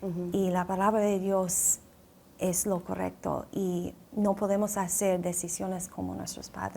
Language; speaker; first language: Spanish; non-native, fluent; English